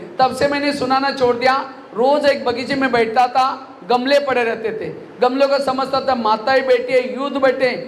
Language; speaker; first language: Hindi; non-native, local second language; Marathi